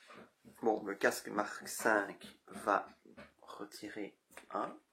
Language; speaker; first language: French; native; French